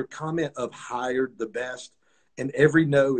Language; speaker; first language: English; native; English